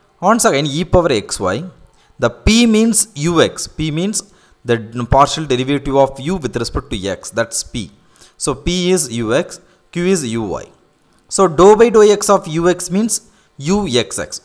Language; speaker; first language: English; non-native, local second language; Tamil